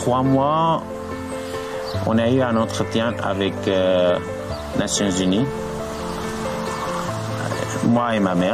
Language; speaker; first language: French; non-native, learner; Arabic